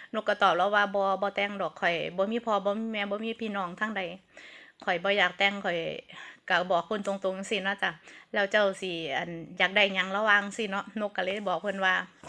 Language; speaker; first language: Thai; native; Thai